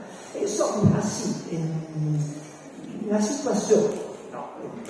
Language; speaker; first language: Spanish; non-native, learner; Italian